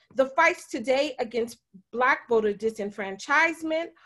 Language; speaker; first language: English; native; English